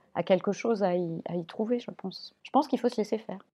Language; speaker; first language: French; native; French